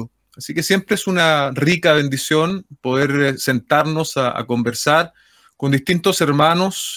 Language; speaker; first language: Spanish; native; Spanish